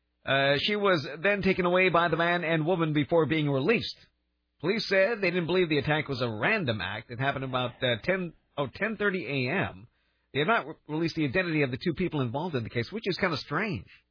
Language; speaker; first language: English; native; English